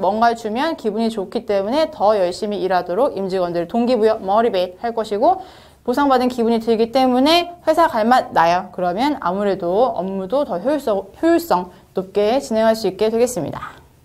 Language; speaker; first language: Korean; native; Korean